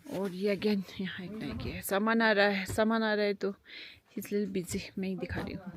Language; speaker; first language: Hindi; non-native, local second language; Nepali